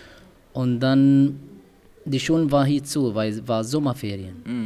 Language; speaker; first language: German; non-native, learner; Arabic